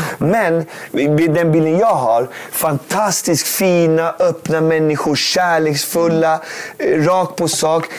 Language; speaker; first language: Swedish; native; Swedish